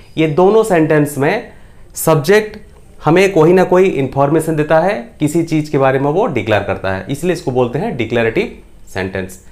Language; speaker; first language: Hindi; non-native, local second language; Bangla